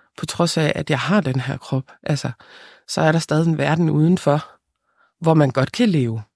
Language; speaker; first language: Danish; early bilingual, other home language; Lithuanian